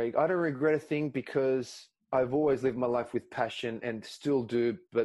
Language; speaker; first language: English; non-native, local second language; Greek